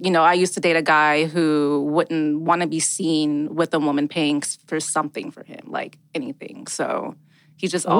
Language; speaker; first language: English; native; English